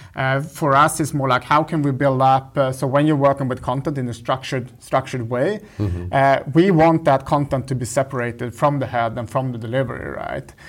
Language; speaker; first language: English; non-native, fluent; Swedish